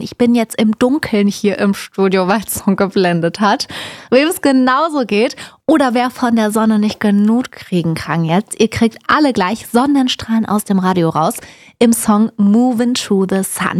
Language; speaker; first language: German; native; German